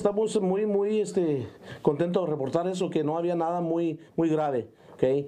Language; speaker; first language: Spanish; non-native, local second language; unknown